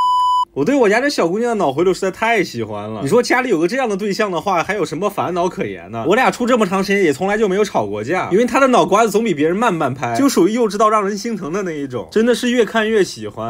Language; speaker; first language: Chinese; native; Chinese